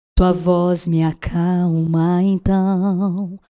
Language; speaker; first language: Portuguese; native; Portuguese